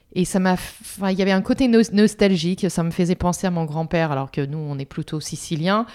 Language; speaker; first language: French; non-native, fluent; English